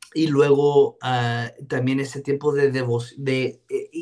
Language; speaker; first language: Spanish; native; Spanish